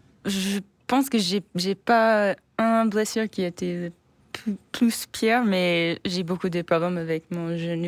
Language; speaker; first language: French; non-native, fluent; English